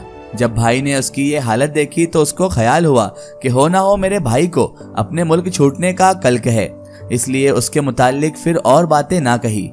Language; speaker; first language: Hindi; native; Hindi